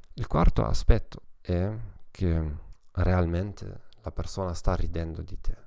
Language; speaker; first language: Italian; non-native, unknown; German